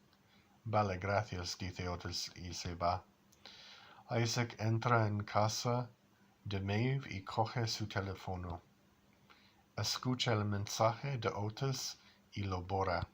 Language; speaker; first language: Spanish; non-native, learner; English